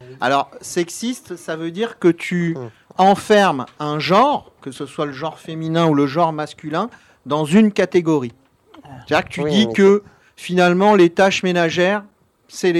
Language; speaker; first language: French; native; French